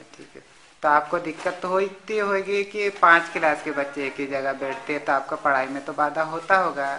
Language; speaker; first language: Hindi; native; Hindi